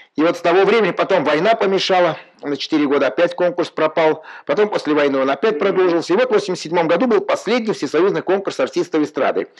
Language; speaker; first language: Russian; non-native, local second language; Armenian